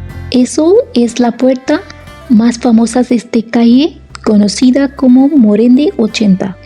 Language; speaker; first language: Spanish; non-native, fluent; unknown